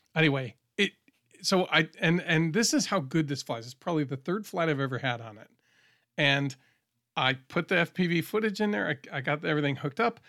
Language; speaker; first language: English; native; English